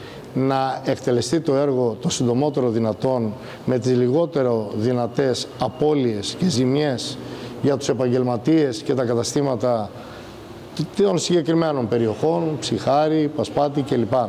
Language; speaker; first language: Greek; native; Greek